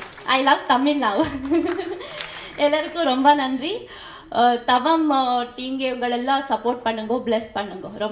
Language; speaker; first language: Tamil; non-native, learner; Kannada